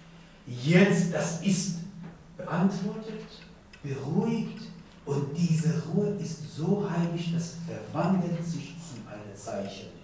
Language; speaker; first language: German; non-native, learner; Persian